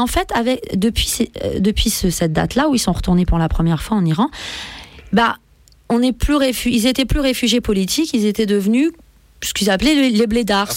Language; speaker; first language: French; early bilingual, other home language; Persian